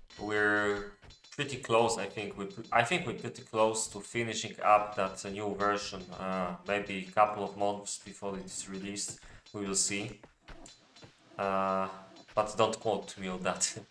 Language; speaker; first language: English; non-native, fluent; Polish